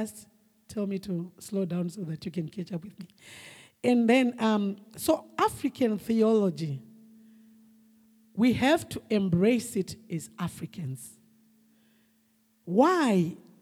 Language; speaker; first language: English; non-native, local second language; Shona